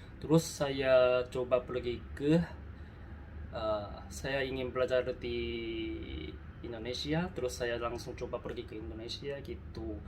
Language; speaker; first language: Indonesian; non-native, learner; Korean